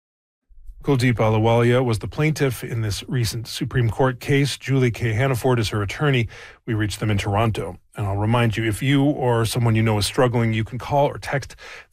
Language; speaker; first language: English; native; English